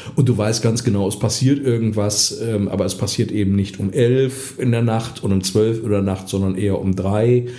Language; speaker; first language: German; native; German